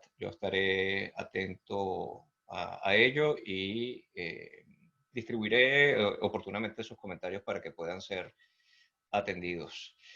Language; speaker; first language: Spanish; native; Spanish